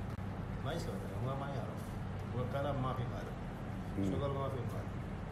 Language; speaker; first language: Arabic; non-native, learner; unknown